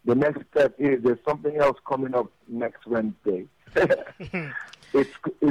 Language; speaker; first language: English; non-native, local second language; Yoruba